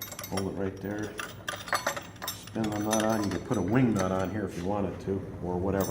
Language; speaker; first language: English; native; English